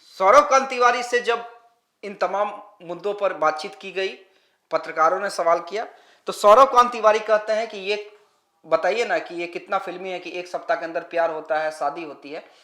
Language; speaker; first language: Hindi; native; Hindi